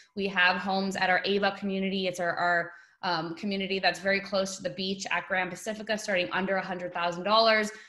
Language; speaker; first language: English; native; English